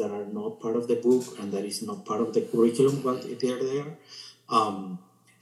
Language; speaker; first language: English; non-native, fluent; Spanish